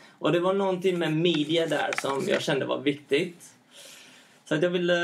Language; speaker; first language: Swedish; early bilingual, heritage; Swedish